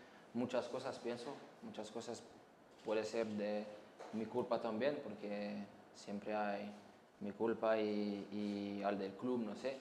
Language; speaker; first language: Spanish; non-native, learner; French